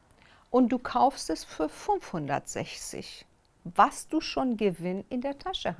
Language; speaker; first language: German; non-native, fluent; Persian